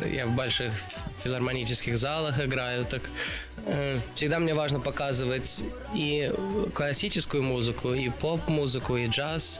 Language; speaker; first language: Russian; early bilingual, other home language; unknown